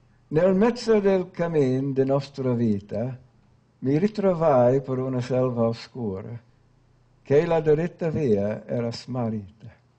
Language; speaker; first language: Italian; non-native, fluent; English